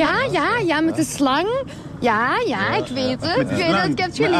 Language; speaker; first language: Dutch; non-native, fluent; Romanian